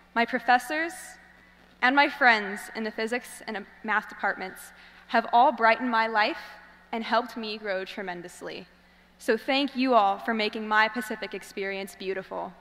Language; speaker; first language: English; native; English